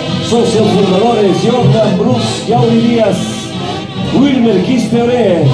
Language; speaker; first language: Spanish; native; Spanish